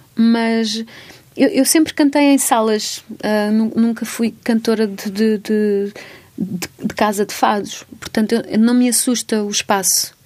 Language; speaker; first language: Portuguese; native; Portuguese